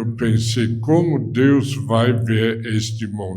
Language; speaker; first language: Portuguese; non-native, fluent; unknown